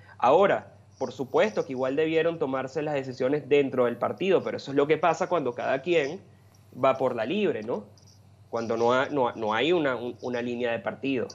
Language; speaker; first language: Spanish; native; Spanish